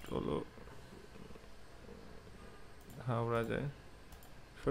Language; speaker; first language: English; non-native, learner; Bangla